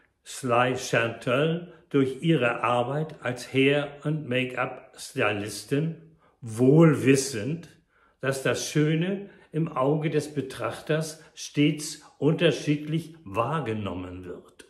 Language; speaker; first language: German; native; German